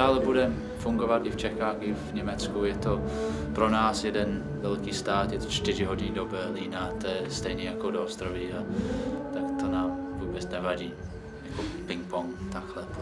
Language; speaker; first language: Czech; non-native, fluent; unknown